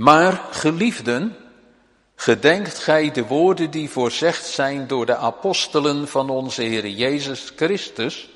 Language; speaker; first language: Dutch; native; Dutch